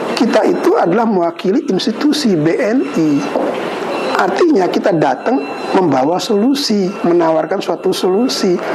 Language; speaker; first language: Indonesian; non-native, local second language; Balinese